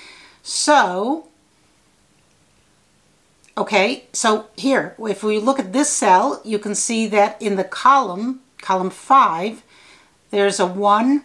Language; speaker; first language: English; native; English